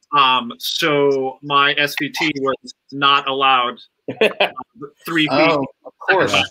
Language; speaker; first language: English; native; English